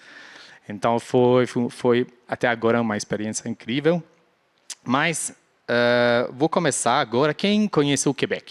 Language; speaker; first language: Portuguese; non-native, fluent; French